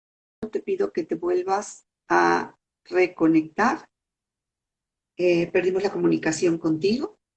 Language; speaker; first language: Spanish; native; Spanish